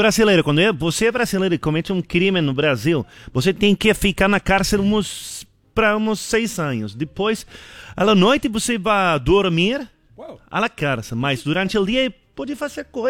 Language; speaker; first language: Portuguese; non-native, learner; Spanish